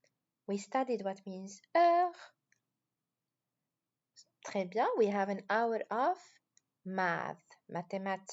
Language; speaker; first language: English; non-native, fluent; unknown